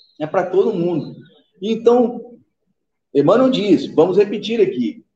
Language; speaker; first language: Portuguese; native; Portuguese